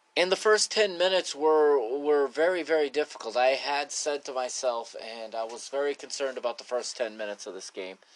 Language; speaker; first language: English; early bilingual, other home language; Portuguese